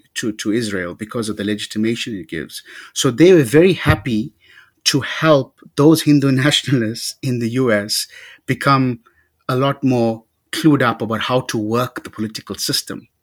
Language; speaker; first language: English; native; English